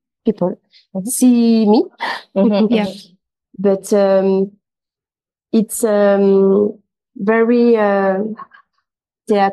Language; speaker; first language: English; non-native, local second language; French